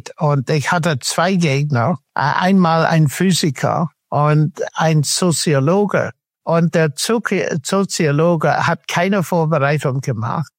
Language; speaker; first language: German; non-native, fluent; English